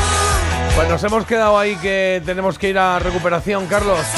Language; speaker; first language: Spanish; native; Spanish